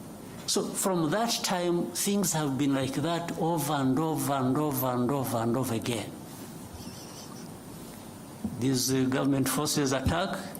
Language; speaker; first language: English; non-native, local second language; Kinyarwanda